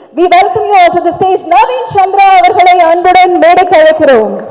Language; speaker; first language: Tamil; native; Tamil